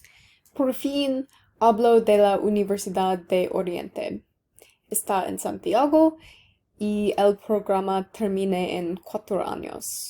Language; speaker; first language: Spanish; non-native, learner; English